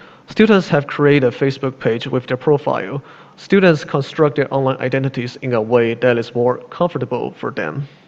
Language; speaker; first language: English; non-native, fluent; Chinese